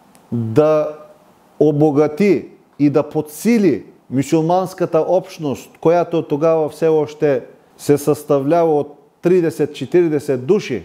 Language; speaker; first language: Bulgarian; non-native, local second language; Turkish